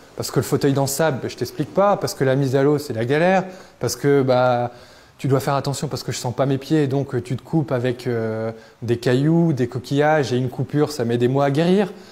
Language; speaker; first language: French; native; French